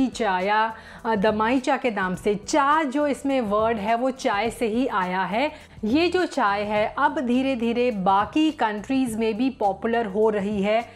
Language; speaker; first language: Hindi; native; Hindi